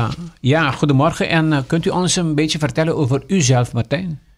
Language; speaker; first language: Dutch; non-native, local second language; Papiamento